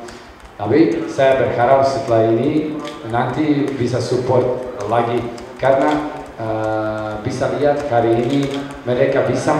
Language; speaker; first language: Indonesian; non-native, learner; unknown